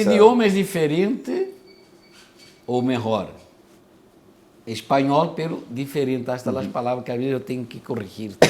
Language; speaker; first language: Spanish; non-native, fluent; Portuguese